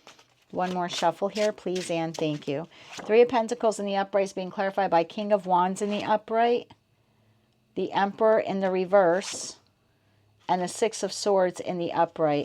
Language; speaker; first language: English; native; English